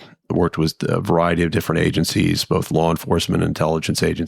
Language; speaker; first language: English; native; English